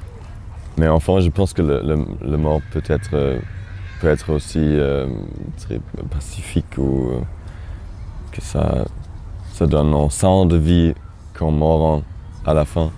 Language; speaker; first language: French; non-native, fluent; German